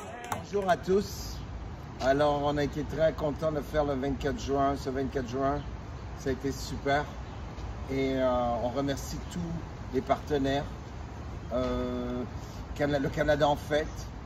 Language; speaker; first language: French; native; French